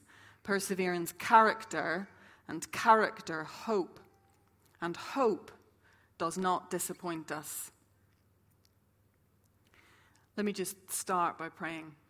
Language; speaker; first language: English; native; English